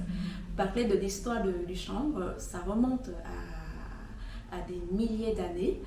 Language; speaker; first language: French; non-native, fluent; Vietnamese